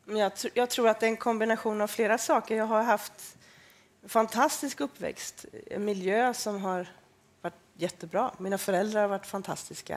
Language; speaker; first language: Swedish; native; Swedish